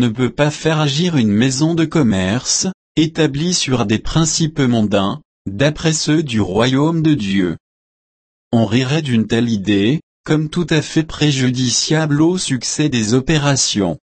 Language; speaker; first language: French; native; French